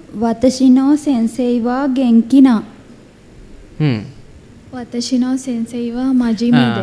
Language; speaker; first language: Japanese; non-native, learner; Sinhala